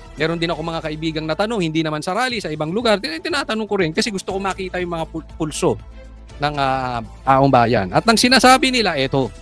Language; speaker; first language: Filipino; native; Filipino